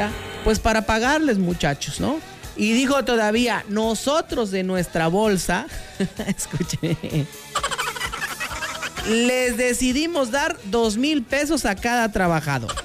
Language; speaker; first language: Spanish; native; Spanish